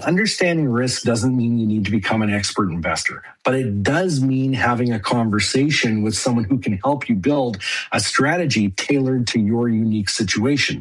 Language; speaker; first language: English; native; English